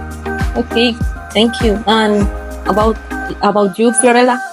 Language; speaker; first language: English; non-native, learner; Spanish